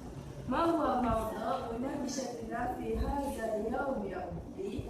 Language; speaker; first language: Arabic; non-native, learner; Malay